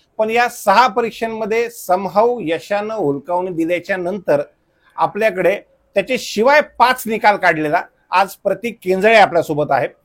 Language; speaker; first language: Marathi; native; Marathi